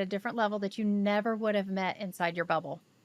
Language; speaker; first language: English; native; English